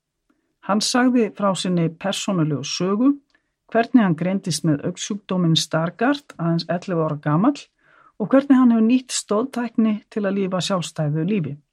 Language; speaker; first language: Icelandic; native; Icelandic